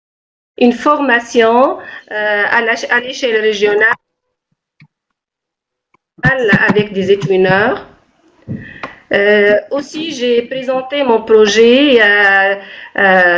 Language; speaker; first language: French; non-native, local second language; Arabic